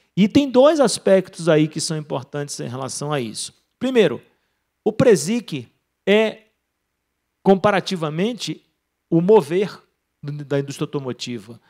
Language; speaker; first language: Portuguese; native; Portuguese